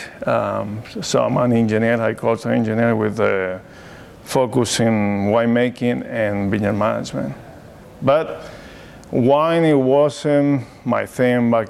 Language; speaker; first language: English; non-native, fluent; Spanish